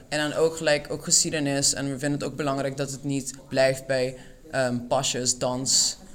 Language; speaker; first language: Dutch; non-native, local second language; Papiamento